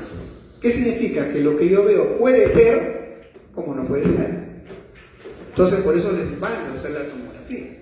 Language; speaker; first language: Spanish; native; Spanish